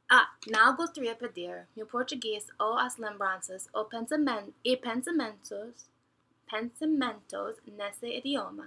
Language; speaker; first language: Portuguese; non-native, learner; English